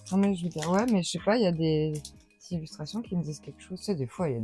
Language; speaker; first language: French; native; French